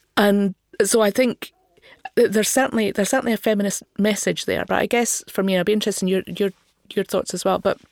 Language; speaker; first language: English; native; English